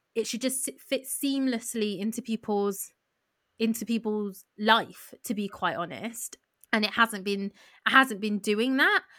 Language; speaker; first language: English; early bilingual, other home language; Yoruba